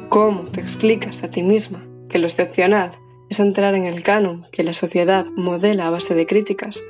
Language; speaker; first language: Spanish; native; Spanish